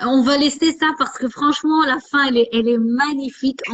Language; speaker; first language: French; non-native, local second language; Arabic